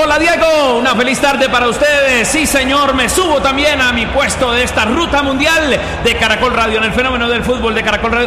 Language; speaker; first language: Spanish; native; Spanish